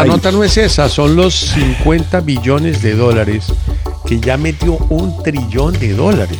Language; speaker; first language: Spanish; native; Spanish